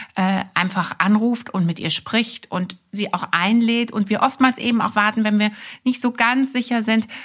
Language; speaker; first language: German; native; German